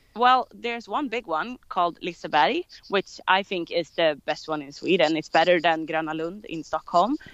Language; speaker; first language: English; non-native, fluent; Swedish